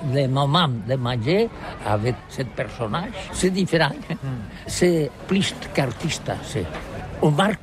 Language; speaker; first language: French; non-native, learner; Catalan